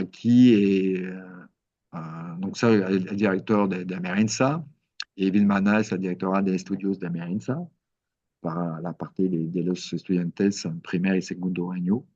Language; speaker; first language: Spanish; non-native, learner; French